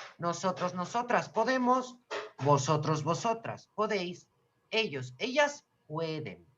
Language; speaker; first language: Spanish; non-native, learner; Turkish